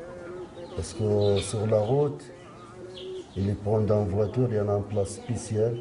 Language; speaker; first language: French; non-native, learner; Arabic